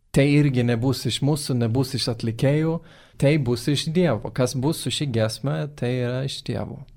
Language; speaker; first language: Lithuanian; non-native, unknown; Swedish